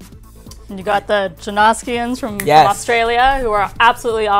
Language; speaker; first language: English; native; English